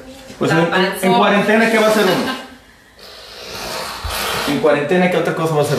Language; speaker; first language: Spanish; native; Spanish